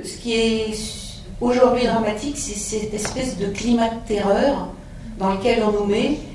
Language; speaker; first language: French; native; French